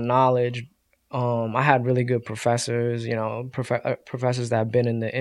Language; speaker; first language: English; native; English